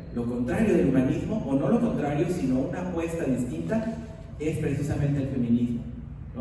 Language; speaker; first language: Spanish; native; Spanish